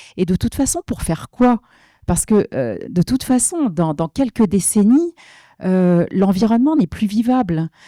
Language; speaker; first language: French; native; French